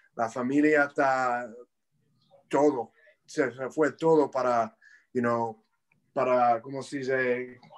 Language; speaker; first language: Spanish; early bilingual, heritage; Spanish